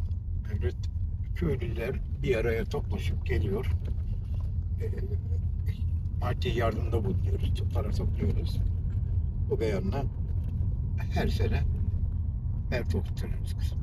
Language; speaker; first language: Turkish; native; Turkish